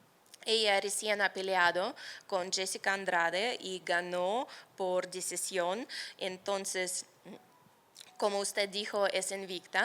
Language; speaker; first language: Spanish; non-native, fluent; Russian